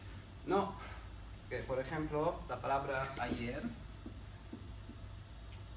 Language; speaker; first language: Spanish; non-native, learner; Hebrew